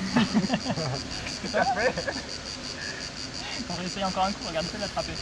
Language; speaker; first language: French; native; French